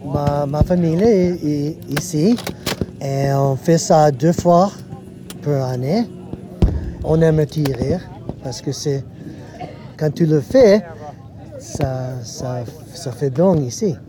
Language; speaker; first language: French; non-native, learner; English